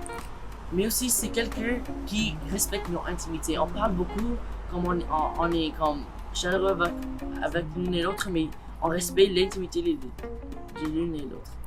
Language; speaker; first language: French; non-native, local second language; English